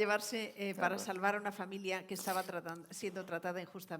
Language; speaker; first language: Spanish; native; Spanish